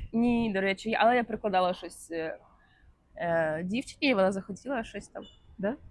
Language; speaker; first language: Ukrainian; native; Ukrainian